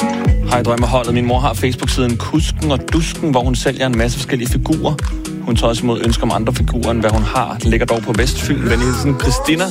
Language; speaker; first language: Danish; native; Danish